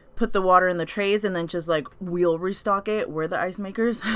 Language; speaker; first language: English; native; English